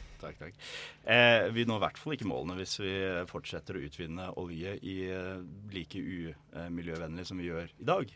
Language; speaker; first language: Norwegian; native; Norwegian